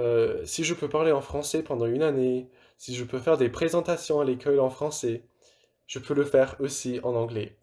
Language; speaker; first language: French; non-native, fluent; English